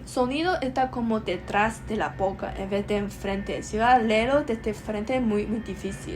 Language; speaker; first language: Spanish; non-native, learner; Chinese